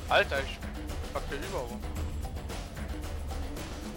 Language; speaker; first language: German; native; German